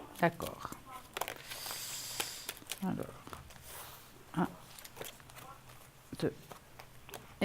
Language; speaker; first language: French; native; French